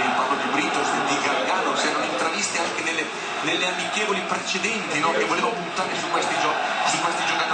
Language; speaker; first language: Italian; native; Italian